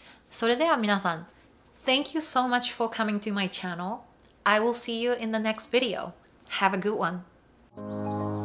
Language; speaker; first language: English; non-native, fluent; Japanese